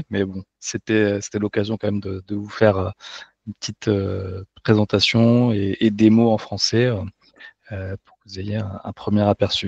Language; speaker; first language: French; native; French